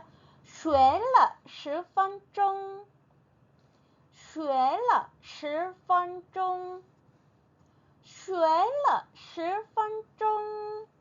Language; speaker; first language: Chinese; non-native, fluent; Korean